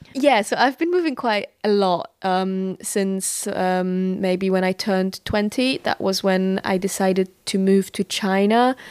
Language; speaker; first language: English; non-native, fluent; Polish